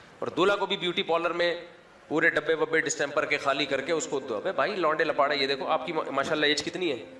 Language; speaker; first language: Urdu; native; Urdu